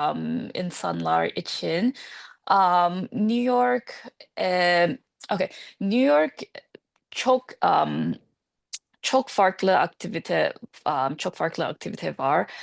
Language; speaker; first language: Turkish; non-native, learner; English